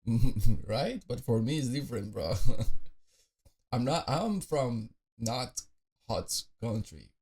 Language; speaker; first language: English; non-native, fluent; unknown